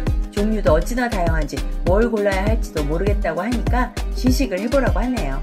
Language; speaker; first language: Korean; native; Korean